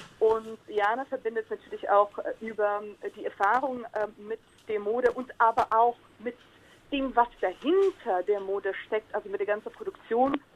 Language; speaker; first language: German; non-native, fluent; Ukrainian